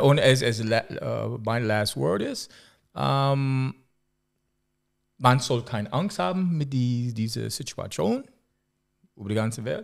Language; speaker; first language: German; non-native, learner; English